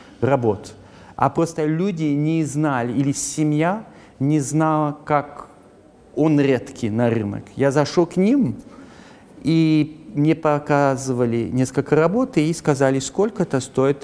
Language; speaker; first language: Russian; early bilingual, heritage; Russian